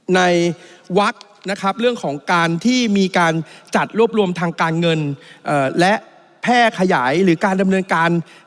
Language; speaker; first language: Thai; native; Thai